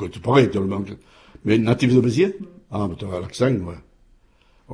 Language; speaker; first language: French; native; French